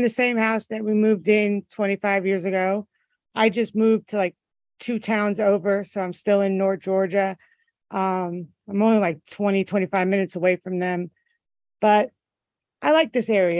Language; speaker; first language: English; native; English